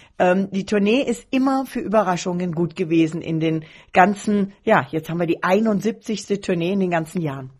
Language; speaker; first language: German; native; German